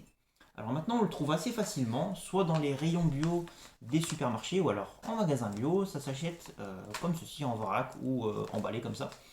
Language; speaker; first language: French; native; French